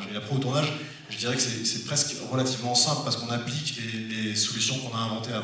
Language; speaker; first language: French; native; French